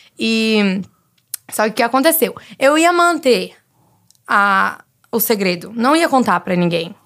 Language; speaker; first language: Portuguese; native; Portuguese